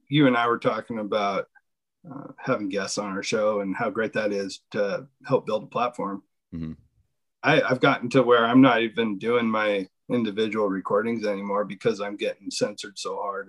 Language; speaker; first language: English; native; English